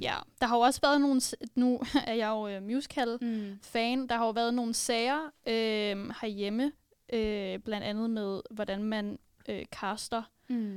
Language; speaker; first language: Danish; native; Danish